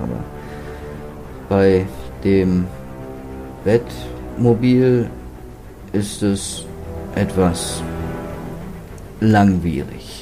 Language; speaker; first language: German; native; German